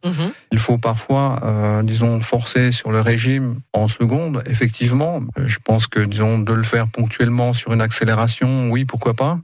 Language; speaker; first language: French; native; French